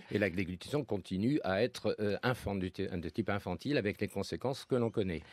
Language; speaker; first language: French; native; French